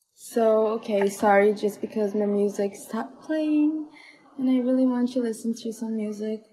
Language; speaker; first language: English; non-native, fluent; Portuguese